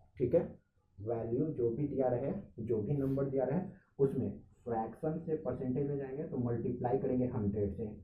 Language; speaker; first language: Hindi; native; Hindi